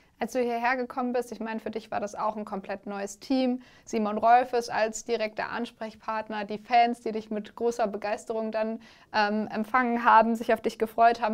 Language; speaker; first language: German; native; German